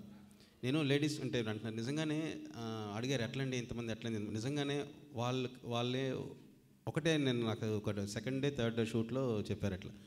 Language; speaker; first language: Telugu; native; Telugu